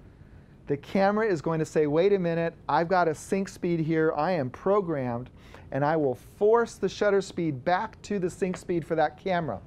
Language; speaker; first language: English; native; English